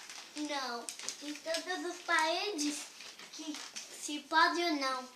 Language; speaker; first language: Portuguese; early bilingual, heritage; Portuguese